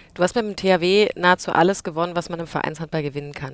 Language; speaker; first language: German; native; German